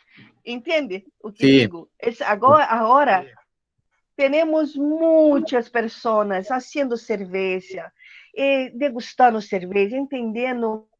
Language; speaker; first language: Portuguese; non-native, learner; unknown